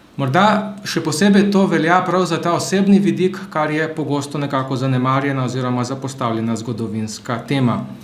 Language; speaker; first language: Slovenian; native; Slovenian